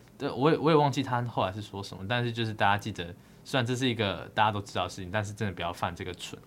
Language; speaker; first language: Chinese; native; Chinese